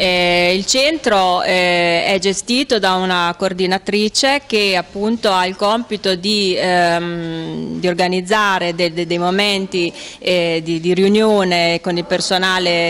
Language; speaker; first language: Italian; native; Italian